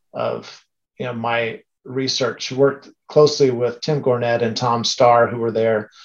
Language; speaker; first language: English; native; English